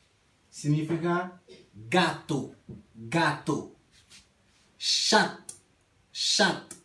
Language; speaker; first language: Spanish; non-native, learner; Haitian Creole